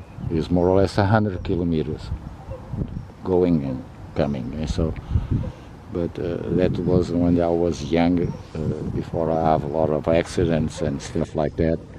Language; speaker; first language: English; non-native, fluent; Portuguese